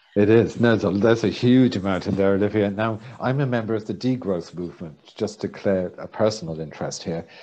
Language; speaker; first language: English; native; English